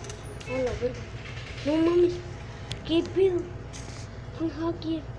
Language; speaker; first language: Spanish; native; Spanish